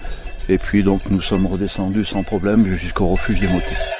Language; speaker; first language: French; native; French